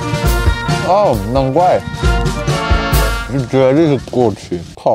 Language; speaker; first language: Chinese; non-native, fluent; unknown